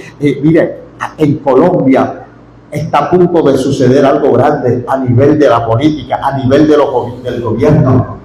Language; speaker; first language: Spanish; native; Spanish